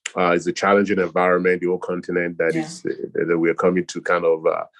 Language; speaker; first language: English; non-native, local second language; Yoruba